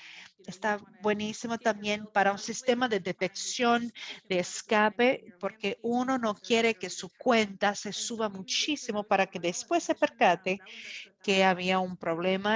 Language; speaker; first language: Spanish; non-native, fluent; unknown